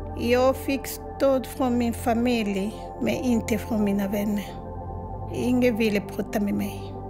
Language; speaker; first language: Swedish; non-native, fluent; Lingala